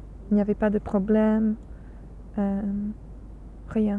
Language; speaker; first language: French; non-native, learner; English